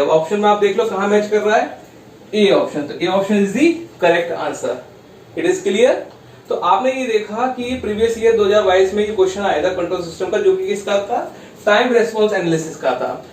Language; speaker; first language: Hindi; native; Hindi